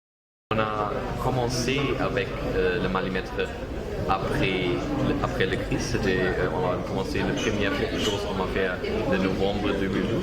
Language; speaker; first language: French; non-native, learner; German